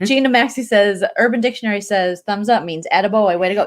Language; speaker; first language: English; native; English